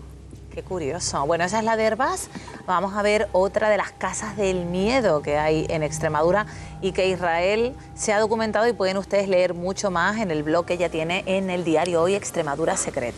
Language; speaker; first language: Spanish; native; Spanish